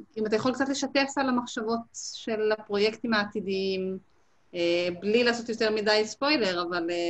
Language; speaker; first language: Hebrew; native; Hebrew